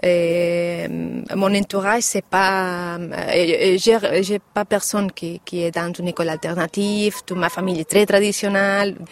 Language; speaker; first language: French; non-native, learner; Catalan